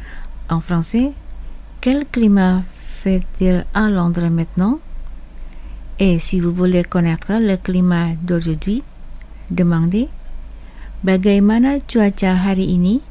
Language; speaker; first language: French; non-native, fluent; Indonesian